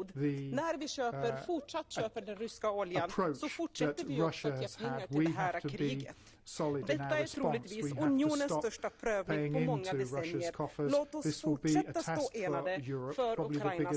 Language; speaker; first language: Swedish; early bilingual, other home language; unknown